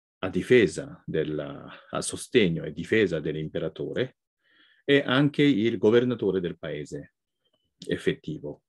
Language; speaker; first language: Italian; non-native, fluent; Japanese